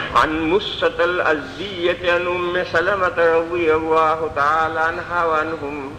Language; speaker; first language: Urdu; non-native, local second language; Gujarati